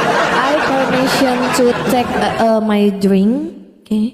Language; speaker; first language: English; non-native, learner; Indonesian